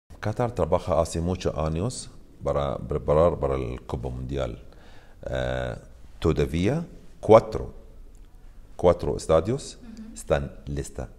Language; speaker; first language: Spanish; non-native, learner; Arabic